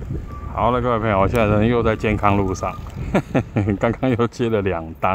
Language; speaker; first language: Chinese; native; Chinese